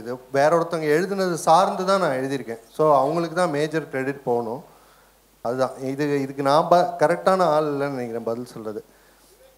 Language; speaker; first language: Tamil; native; Tamil